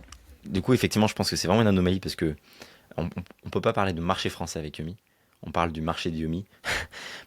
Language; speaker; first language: French; native; French